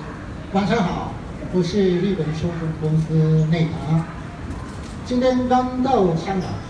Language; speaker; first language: Chinese; non-native, fluent; Japanese